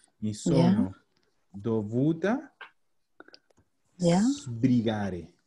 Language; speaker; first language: Italian; non-native, fluent; Spanish